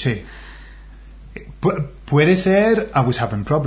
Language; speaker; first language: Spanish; non-native, fluent; English